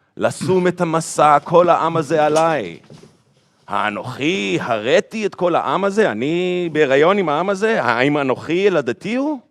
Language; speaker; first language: Hebrew; native; Hebrew